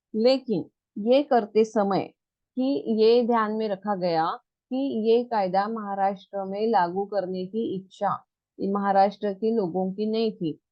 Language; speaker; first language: Hindi; non-native, local second language; Marathi